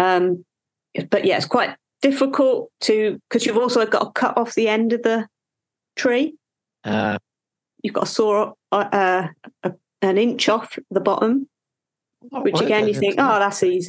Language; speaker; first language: English; native; English